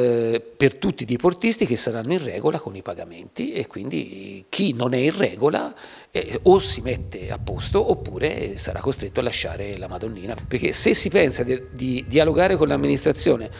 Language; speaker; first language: Italian; native; Italian